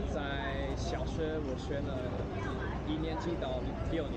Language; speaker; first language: Chinese; non-native, learner; English